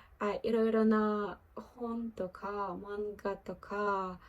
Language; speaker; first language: Japanese; non-native, learner; Ukrainian